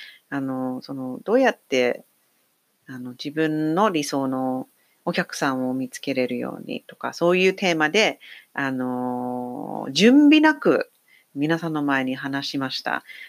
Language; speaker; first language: Japanese; non-native, fluent; English